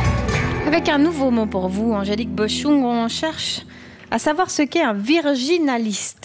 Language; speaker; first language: French; native; French